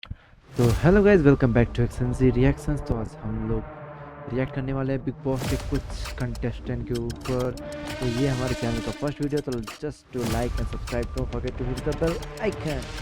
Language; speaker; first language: Hindi; native; Hindi